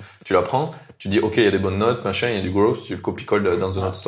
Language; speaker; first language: French; native; French